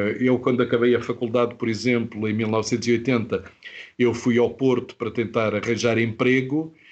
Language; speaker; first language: Portuguese; native; Portuguese